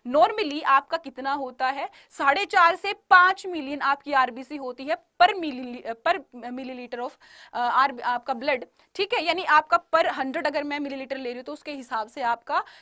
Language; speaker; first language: Hindi; native; Hindi